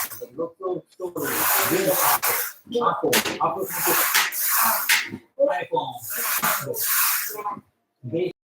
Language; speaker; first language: English; non-native, learner; Japanese